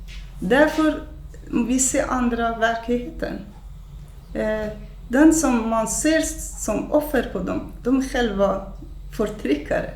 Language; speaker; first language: Swedish; non-native, fluent; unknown